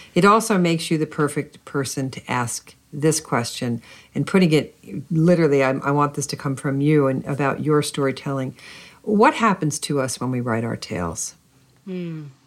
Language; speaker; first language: English; native; English